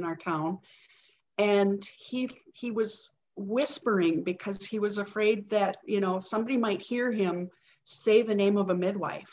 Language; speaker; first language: English; native; English